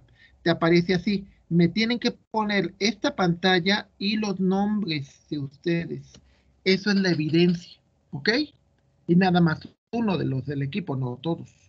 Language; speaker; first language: Spanish; native; Spanish